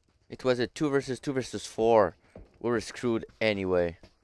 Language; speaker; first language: English; non-native, fluent; French